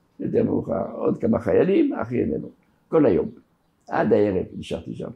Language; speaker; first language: Hebrew; non-native, fluent; French